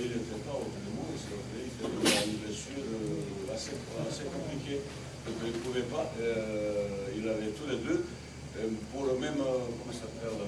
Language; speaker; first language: French; non-native, learner; Bosnian